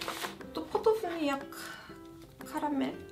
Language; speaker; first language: Polish; non-native, learner; Korean